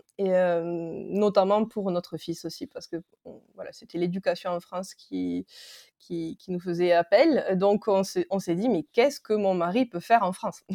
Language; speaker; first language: French; native; French